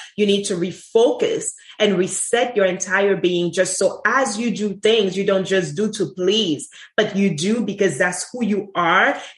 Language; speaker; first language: English; non-native, fluent; Haitian Creole